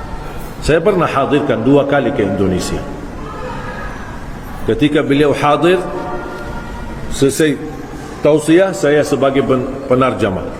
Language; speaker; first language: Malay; non-native, fluent; Arabic